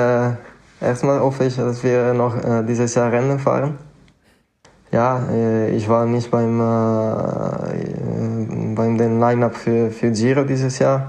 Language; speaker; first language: German; non-native, fluent; Italian